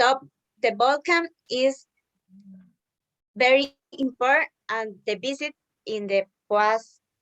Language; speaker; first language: English; non-native, learner; Spanish